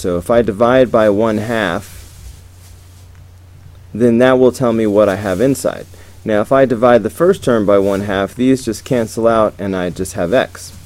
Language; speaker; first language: English; native; English